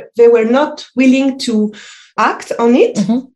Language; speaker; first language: English; non-native, fluent; French